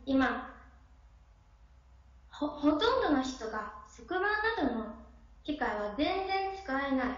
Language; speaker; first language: Japanese; non-native, learner; Chinese